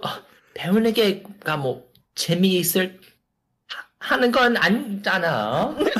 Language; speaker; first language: Korean; early bilingual, heritage; Korean